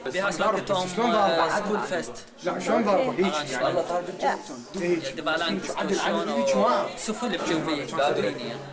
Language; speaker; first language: Danish; non-native, learner; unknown